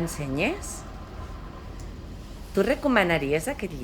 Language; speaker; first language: Catalan; native; Catalan